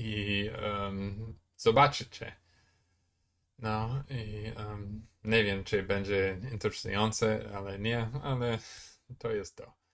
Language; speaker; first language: Polish; non-native, fluent; English